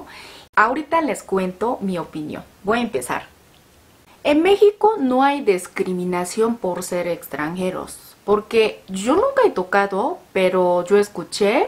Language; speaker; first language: Spanish; non-native, learner; Korean